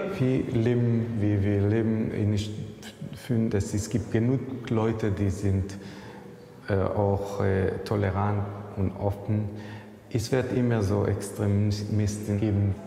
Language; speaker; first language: German; non-native, learner; Hebrew